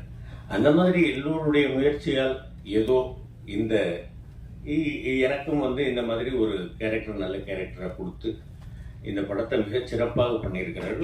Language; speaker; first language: Tamil; native; Tamil